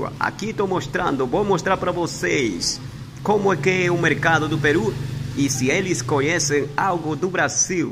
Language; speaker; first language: Portuguese; non-native, fluent; Spanish